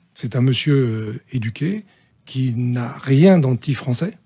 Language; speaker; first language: French; native; French